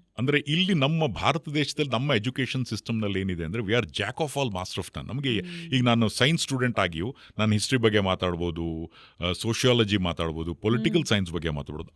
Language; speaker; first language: Kannada; native; Kannada